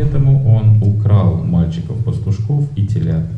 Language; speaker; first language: Russian; native; Russian